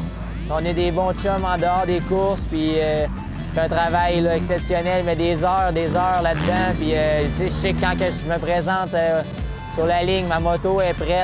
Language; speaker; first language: French; native; French